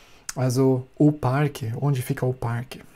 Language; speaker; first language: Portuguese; non-native, fluent; German